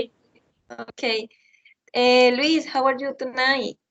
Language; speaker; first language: English; non-native, learner; Spanish